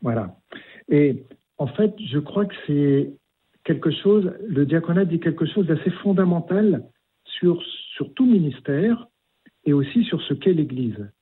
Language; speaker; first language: French; native; French